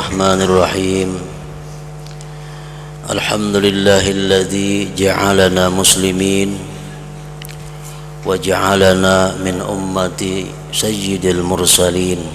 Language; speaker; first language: Indonesian; non-native, local second language; Banjar